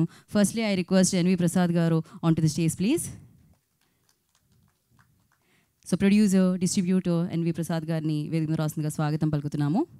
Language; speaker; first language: Telugu; native; Telugu